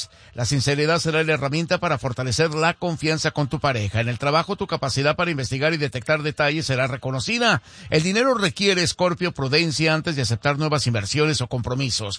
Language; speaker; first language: Spanish; native; Spanish